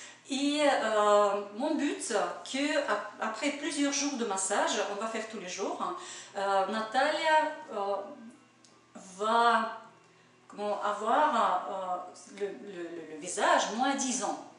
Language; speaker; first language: French; non-native, learner; Russian